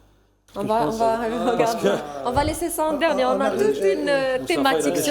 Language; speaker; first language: French; native; French